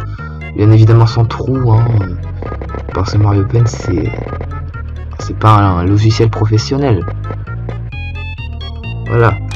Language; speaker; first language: French; native; French